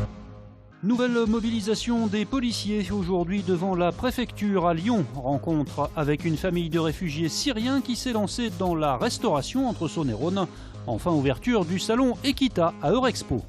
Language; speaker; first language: French; native; French